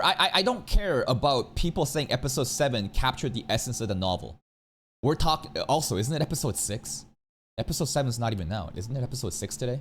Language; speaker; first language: English; native; English